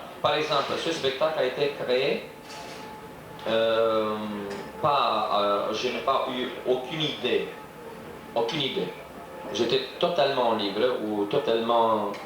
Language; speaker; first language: French; non-native, fluent; Romanian